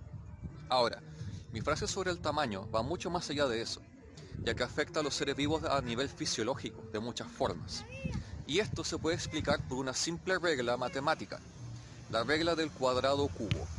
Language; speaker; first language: Spanish; native; Spanish